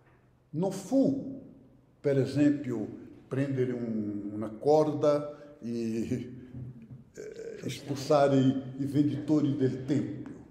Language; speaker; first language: Italian; non-native, fluent; Portuguese